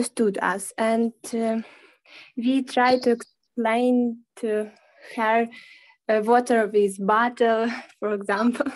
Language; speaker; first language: English; non-native, learner; Ukrainian